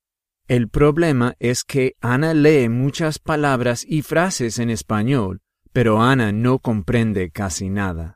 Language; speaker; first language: Spanish; non-native, fluent; English